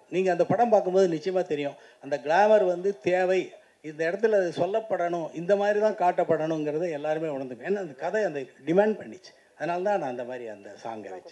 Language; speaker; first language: Tamil; native; Tamil